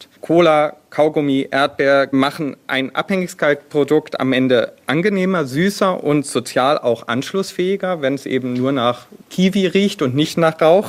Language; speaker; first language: German; native; German